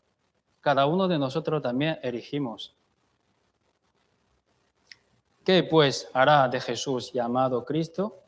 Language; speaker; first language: Spanish; non-native, fluent; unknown